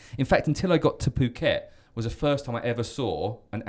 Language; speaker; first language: English; native; English